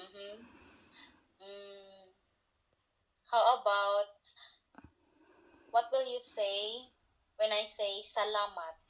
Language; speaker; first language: English; non-native, local second language; Cebuano